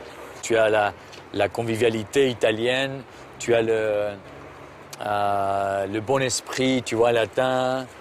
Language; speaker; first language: French; non-native, fluent; Spanish